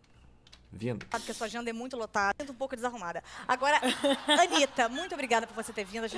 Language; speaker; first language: Portuguese; native; Portuguese